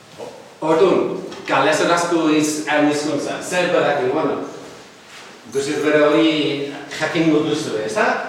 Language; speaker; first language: Basque; non-native, fluent; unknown